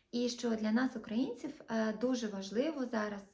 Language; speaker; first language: Ukrainian; native; Ukrainian